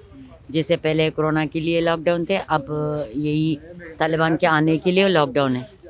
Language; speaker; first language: Hindi; non-native, fluent; Pashto